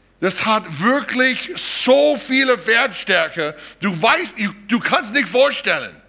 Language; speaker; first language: German; non-native, fluent; English